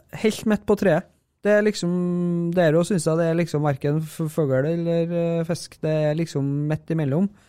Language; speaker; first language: Norwegian; native; Norwegian